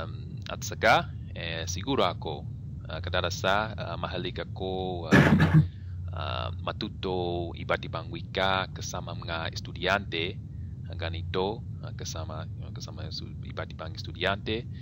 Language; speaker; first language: Filipino; non-native, learner; English